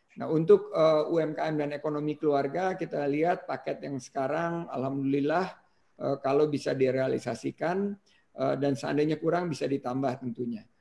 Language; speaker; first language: Indonesian; native; Indonesian